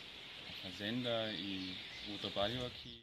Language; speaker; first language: Portuguese; non-native, learner; German